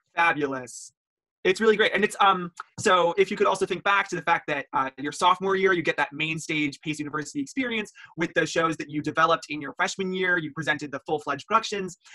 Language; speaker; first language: English; native; English